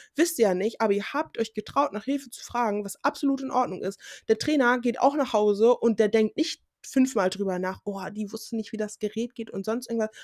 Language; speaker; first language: German; native; German